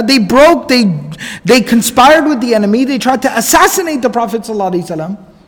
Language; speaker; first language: English; native; English